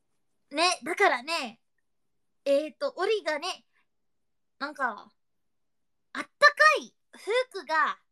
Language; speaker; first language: Japanese; non-native, learner; Indonesian